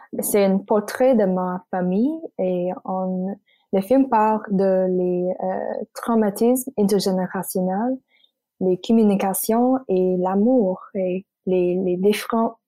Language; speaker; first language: French; non-native, local second language; English